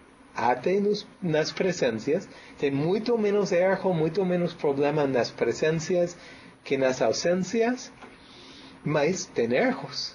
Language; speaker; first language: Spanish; non-native, learner; English